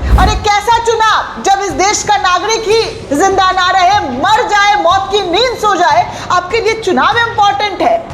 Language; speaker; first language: Hindi; native; Hindi